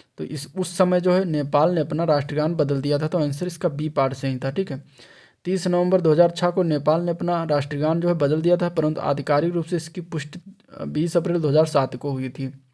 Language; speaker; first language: Hindi; native; Hindi